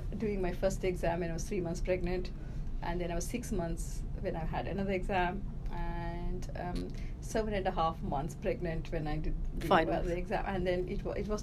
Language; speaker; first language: English; early bilingual, other home language; Tamil